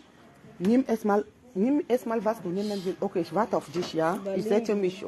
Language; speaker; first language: German; non-native, fluent; French